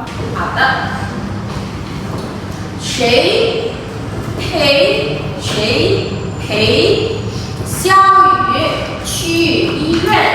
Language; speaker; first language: Chinese; non-native, fluent; Indonesian